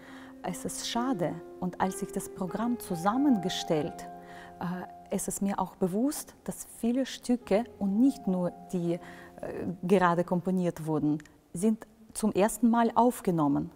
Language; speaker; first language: German; non-native, fluent; Ukrainian